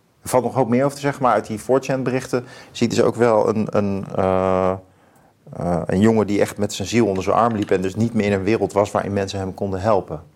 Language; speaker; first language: Dutch; native; Dutch